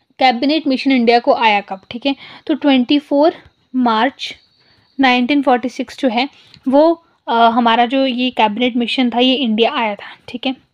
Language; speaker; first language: Hindi; non-native, local second language; Punjabi